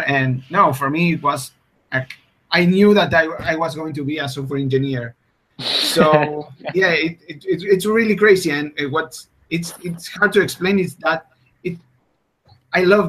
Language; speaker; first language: English; non-native, fluent; Spanish